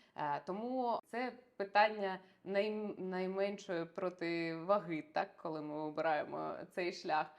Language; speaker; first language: Ukrainian; non-native, local second language; Russian